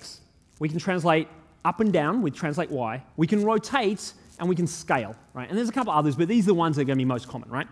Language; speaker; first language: English; native; English